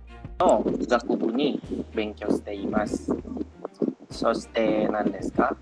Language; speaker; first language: Japanese; non-native, learner; Indonesian